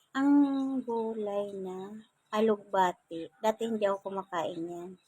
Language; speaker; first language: Filipino; non-native, local second language; Bikol